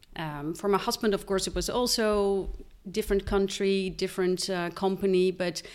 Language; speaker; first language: English; non-native, fluent; Dutch